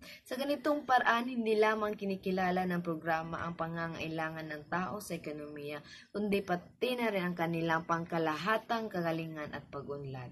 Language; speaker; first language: Filipino; native; Filipino